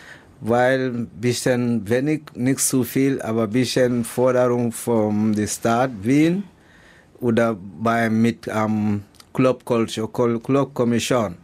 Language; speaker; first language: German; non-native, learner; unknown